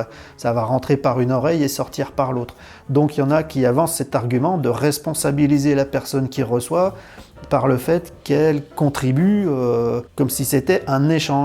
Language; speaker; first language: French; native; French